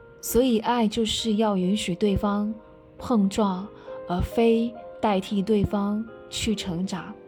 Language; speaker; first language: Chinese; native; Chinese